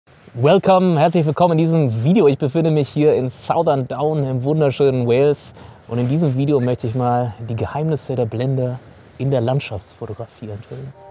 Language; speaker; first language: German; native; German